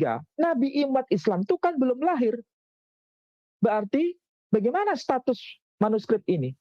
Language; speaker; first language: Indonesian; native; Indonesian